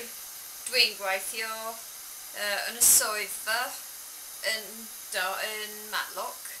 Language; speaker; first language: Welsh; non-native, learner; English